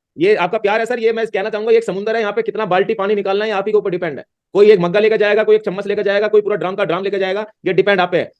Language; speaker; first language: Hindi; native; Hindi